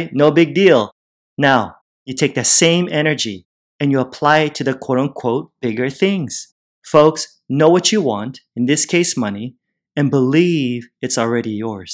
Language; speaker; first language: English; native; English